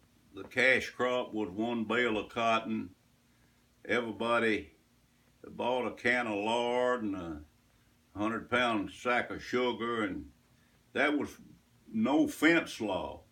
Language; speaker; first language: English; native; English